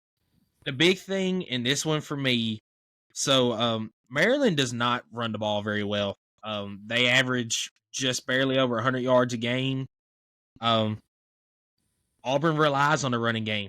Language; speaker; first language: English; native; English